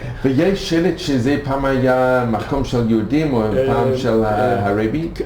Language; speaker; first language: Hebrew; non-native, learner; English